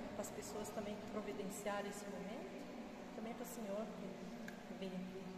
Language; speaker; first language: Portuguese; native; Portuguese